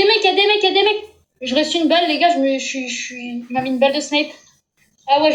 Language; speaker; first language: French; native; French